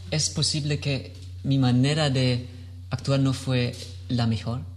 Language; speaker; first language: Spanish; non-native, fluent; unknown